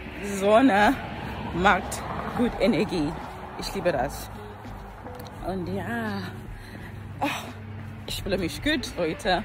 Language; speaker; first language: German; non-native, learner; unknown